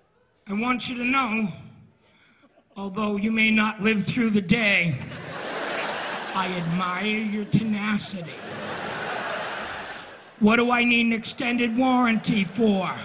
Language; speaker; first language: English; native; English